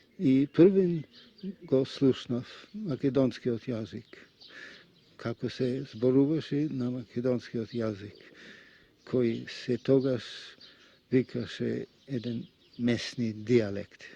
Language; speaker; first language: Macedonian; non-native, fluent; Russian